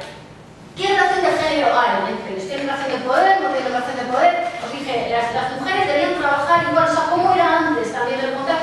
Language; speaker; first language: Spanish; native; Spanish